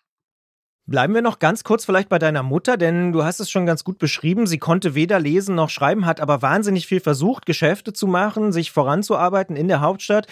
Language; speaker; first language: German; native; German